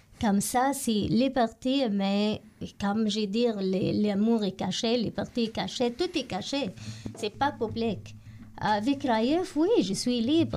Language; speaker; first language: French; non-native, learner; Arabic